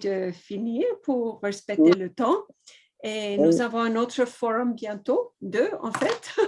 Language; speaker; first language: French; non-native, fluent; English